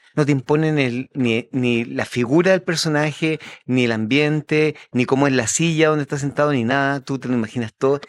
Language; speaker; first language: Spanish; native; Spanish